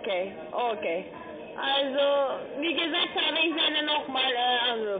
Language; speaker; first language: German; non-native, learner; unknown